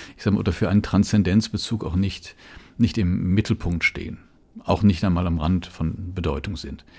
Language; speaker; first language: German; native; German